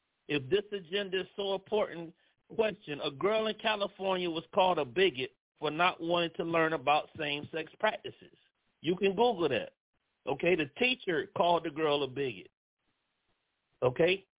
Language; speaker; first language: English; native; English